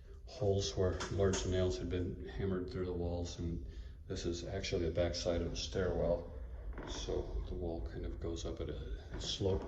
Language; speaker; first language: English; native; English